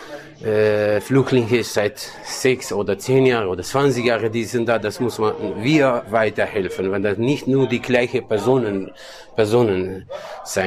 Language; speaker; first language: German; non-native, learner; Kurdish